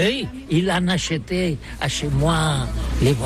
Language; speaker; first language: French; non-native, learner; Catalan